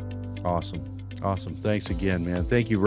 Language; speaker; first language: English; native; English